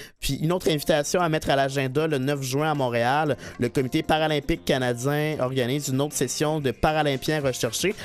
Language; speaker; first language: French; native; French